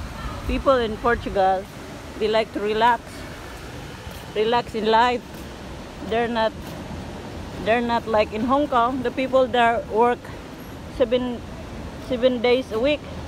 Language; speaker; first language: English; non-native, local second language; Filipino